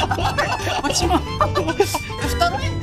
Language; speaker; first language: Russian; non-native, learner; Korean